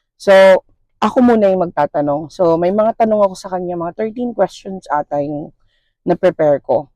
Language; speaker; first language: Filipino; native; Filipino